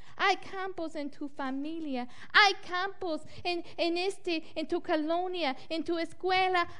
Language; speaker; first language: Spanish; non-native, fluent; English